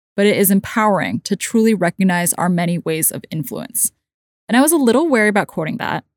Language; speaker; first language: English; non-native, local second language; Cantonese